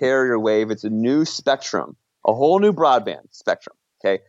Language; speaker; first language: English; native; English